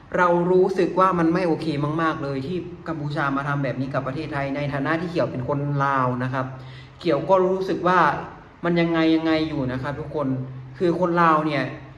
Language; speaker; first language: Thai; native; Thai